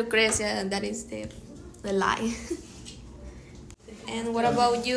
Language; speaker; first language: English; non-native, learner; Spanish